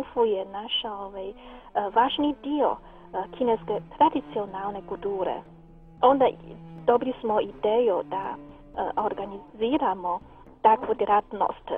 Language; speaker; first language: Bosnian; non-native, learner; Chinese